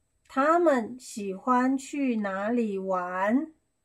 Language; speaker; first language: Chinese; non-native, learner; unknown